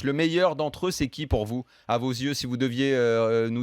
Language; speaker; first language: French; native; French